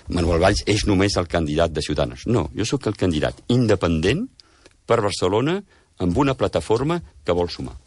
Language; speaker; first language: Catalan; early bilingual, heritage; Catalan